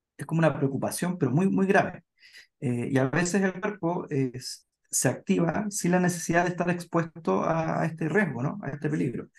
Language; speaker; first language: Spanish; native; Spanish